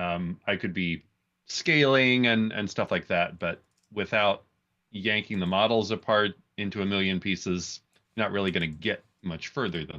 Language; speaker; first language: English; native; English